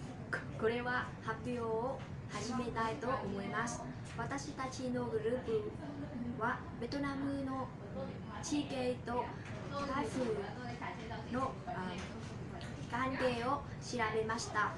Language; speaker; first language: Japanese; non-native, learner; Vietnamese